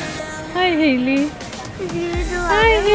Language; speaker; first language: English; non-native, local second language; Filipino